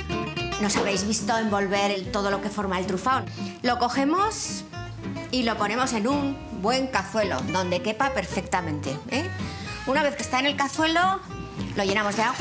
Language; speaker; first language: Spanish; native; Spanish